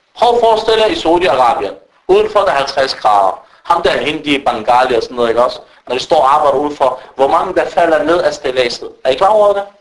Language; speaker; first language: Danish; early bilingual, other home language; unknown